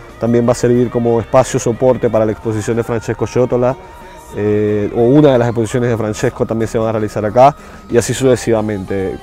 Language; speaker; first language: Spanish; native; Spanish